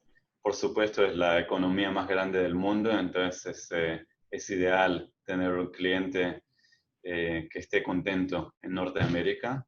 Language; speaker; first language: Spanish; non-native, fluent; Hebrew